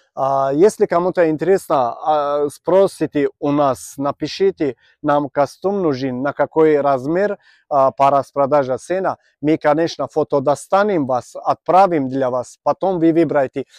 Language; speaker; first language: Russian; non-native, learner; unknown